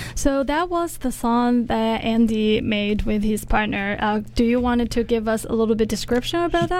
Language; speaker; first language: English; non-native, fluent; Chinese